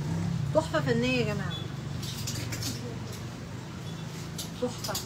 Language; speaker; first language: Arabic; native; Arabic